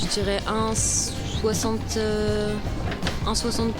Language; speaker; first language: French; native; French